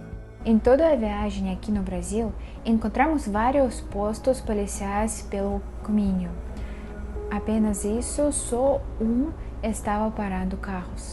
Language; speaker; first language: Portuguese; non-native, fluent; Russian